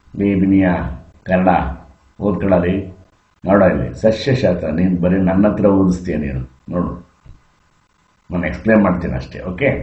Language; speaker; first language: Kannada; native; Kannada